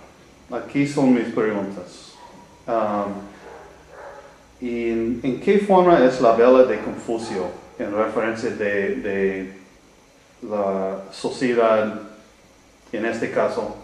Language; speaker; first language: Spanish; non-native, learner; English